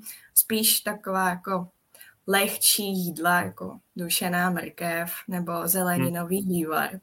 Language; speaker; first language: Czech; non-native, fluent; Japanese